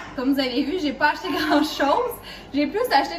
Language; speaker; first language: French; native; French